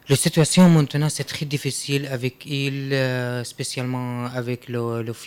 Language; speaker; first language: French; non-native, learner; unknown